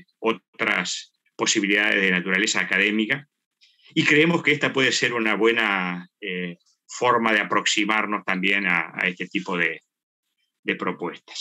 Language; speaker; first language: Spanish; native; Spanish